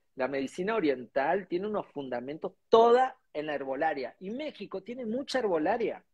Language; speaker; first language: Spanish; native; Spanish